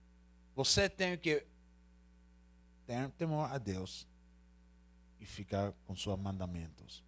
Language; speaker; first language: Portuguese; non-native, learner; Spanish